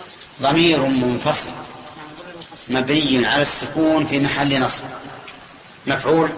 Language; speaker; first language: Arabic; native; Arabic